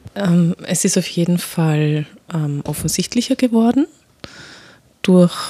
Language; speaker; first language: German; native; German